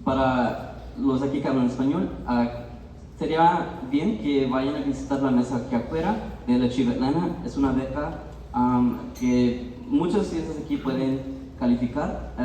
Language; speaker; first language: Spanish; early bilingual, heritage; Spanish